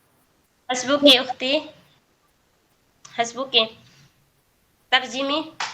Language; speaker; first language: Arabic; non-native, fluent; Indonesian